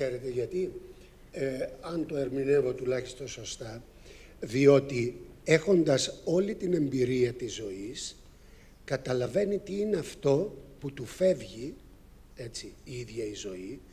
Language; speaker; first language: Greek; native; Greek